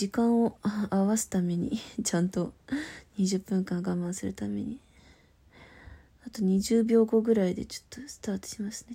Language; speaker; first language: Japanese; native; Japanese